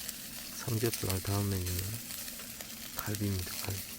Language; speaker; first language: Korean; native; Korean